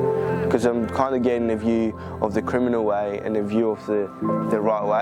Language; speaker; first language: English; early bilingual, other home language; Greek